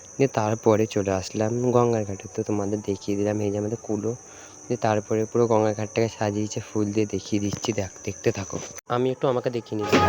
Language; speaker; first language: Bangla; non-native, local second language; Bhojpuri